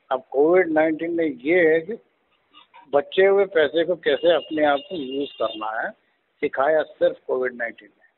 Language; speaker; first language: Hindi; non-native, local second language; Telugu